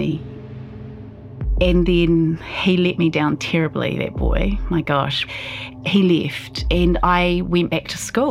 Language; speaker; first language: English; native; English